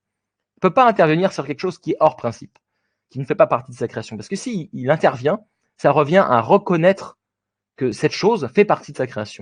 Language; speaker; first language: French; native; French